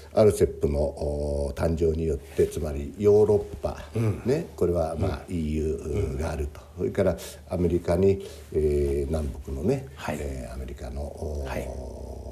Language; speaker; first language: Japanese; native; Japanese